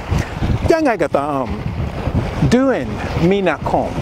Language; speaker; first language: Thai; non-native, learner; English